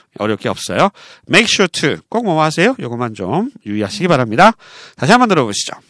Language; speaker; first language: Korean; native; Korean